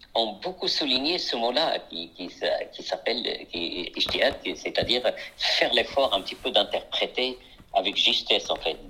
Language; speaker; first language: French; non-native, local second language; Arabic